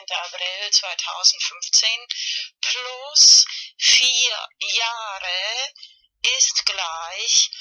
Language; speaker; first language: German; non-native, fluent; Spanish